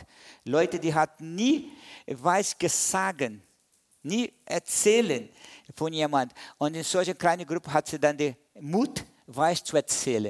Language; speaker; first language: German; non-native, fluent; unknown